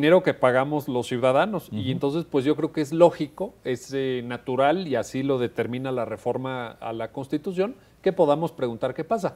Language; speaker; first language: Spanish; native; Spanish